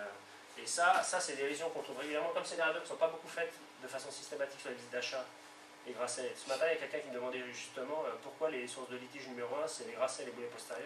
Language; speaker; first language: French; native; French